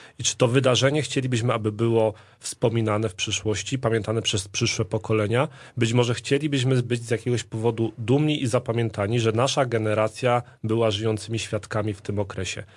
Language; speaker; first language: Polish; native; Polish